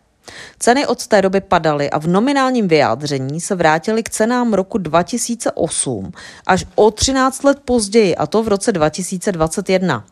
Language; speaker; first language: Czech; native; Czech